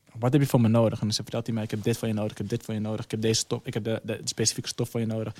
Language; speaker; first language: Dutch; early bilingual, other home language; Somali